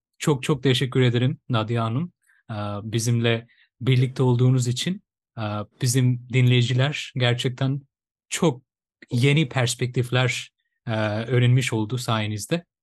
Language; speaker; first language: Turkish; non-native, fluent; Bangla